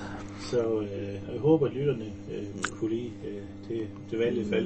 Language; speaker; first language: Danish; native; Danish